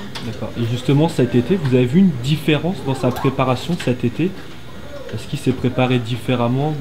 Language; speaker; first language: French; native; French